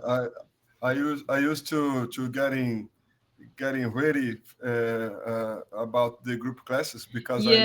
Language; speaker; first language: English; non-native, learner; Portuguese